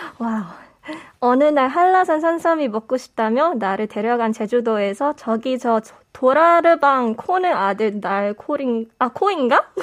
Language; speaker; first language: Korean; non-native, fluent; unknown